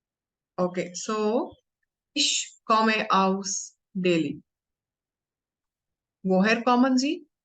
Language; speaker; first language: German; non-native, learner; Hindi